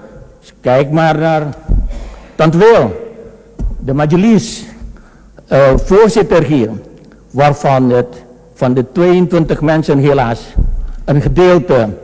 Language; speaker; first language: Dutch; non-native, fluent; Indonesian